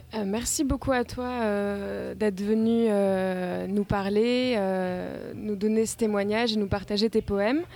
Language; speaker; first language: French; native; French